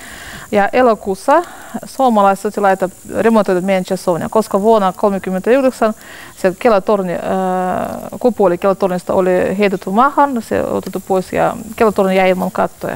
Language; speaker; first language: Finnish; non-native, learner; Russian